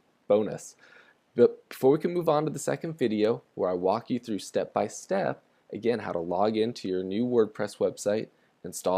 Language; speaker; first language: English; native; English